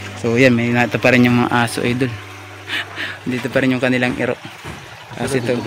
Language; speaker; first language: Filipino; non-native, local second language; Cebuano